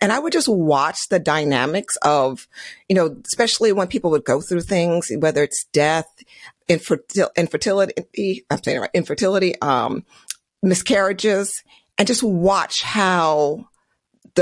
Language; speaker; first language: English; native; English